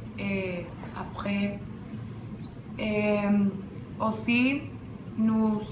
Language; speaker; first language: French; non-native, learner; Spanish